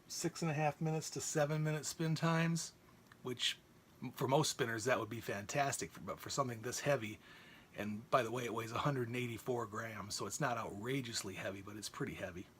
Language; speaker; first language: English; native; English